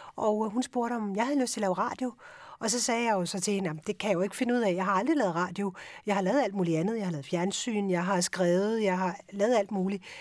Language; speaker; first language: Danish; early bilingual, other home language; Urdu